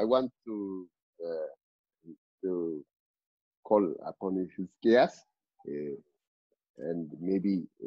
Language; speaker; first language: English; non-native, fluent; Amharic